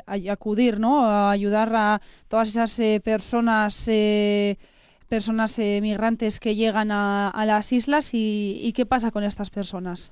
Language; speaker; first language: Spanish; native; Spanish